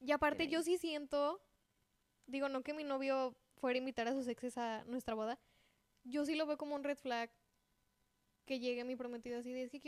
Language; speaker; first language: Spanish; native; Spanish